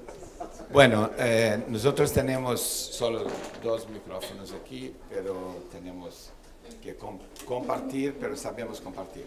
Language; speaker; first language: Spanish; non-native, fluent; Portuguese